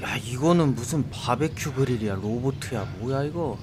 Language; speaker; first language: Korean; native; Korean